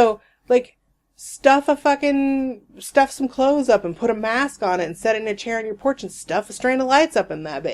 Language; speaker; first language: English; native; English